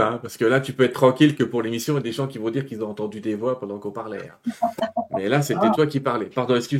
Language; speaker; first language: French; native; French